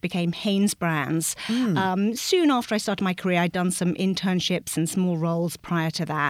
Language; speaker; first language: English; native; English